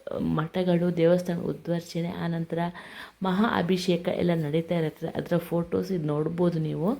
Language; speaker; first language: Kannada; non-native, local second language; Tulu